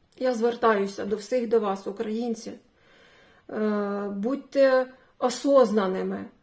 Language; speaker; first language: Ukrainian; non-native, local second language; Russian